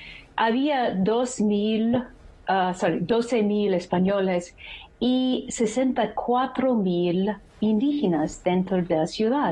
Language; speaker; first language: Spanish; non-native, fluent; English